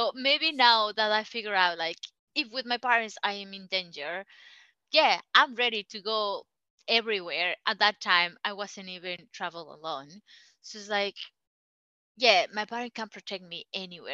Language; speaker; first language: English; non-native, learner; Spanish